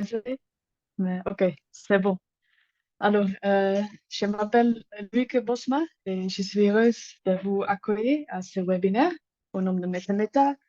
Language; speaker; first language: French; non-native, learner; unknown